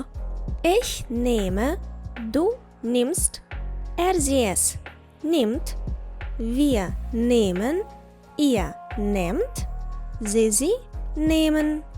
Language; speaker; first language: German; non-native, fluent; Ukrainian